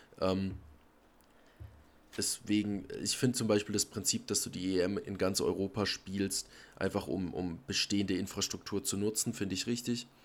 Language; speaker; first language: German; native; German